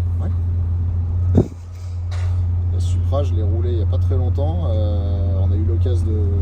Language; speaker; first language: French; native; French